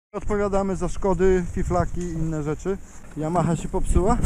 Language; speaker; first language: Polish; native; Polish